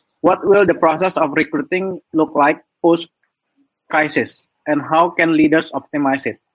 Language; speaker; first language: English; non-native, fluent; Indonesian